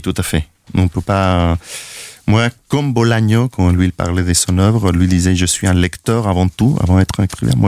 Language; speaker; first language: French; non-native, fluent; Spanish